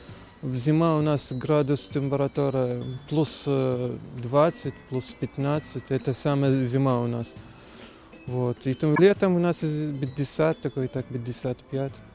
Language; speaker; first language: Russian; non-native, learner; Arabic